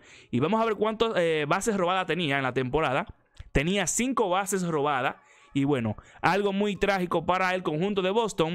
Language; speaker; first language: Spanish; native; Spanish